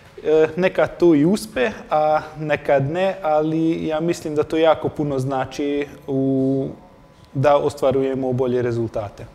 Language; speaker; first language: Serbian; non-native, local second language; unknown